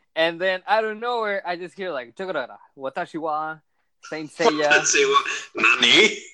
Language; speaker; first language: English; early bilingual, other home language; Spanish